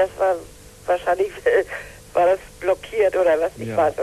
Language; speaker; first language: German; native; German